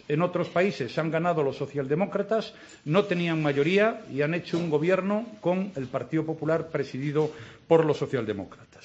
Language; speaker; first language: Spanish; native; Spanish